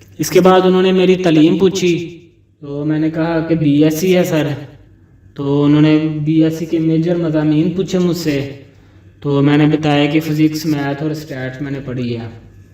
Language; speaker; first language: Urdu; non-native, local second language; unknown